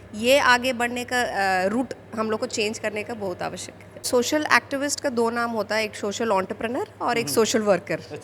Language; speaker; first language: Hindi; non-native, local second language; Telugu